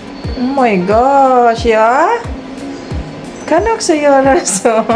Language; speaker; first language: Swedish; non-native, learner; Filipino